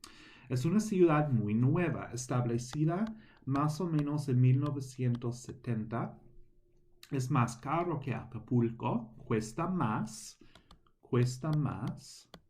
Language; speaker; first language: Spanish; non-native, fluent; English